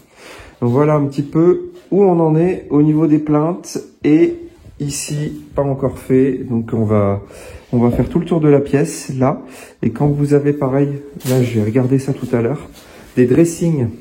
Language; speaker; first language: French; native; French